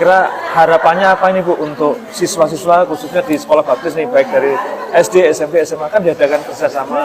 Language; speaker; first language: Indonesian; native; Indonesian